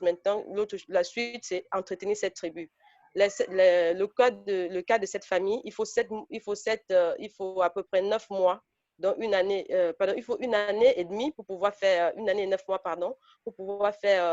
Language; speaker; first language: French; native; French